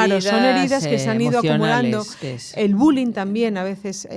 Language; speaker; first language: Spanish; native; Spanish